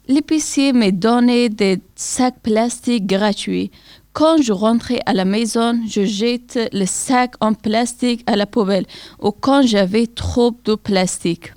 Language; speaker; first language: French; non-native, learner; Persian